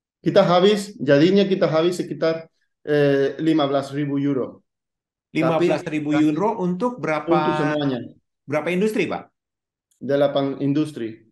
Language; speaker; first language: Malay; non-native, fluent; Spanish